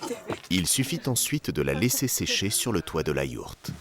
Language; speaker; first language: French; native; French